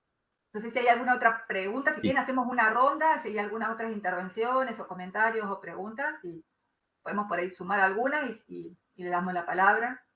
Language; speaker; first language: Spanish; native; Spanish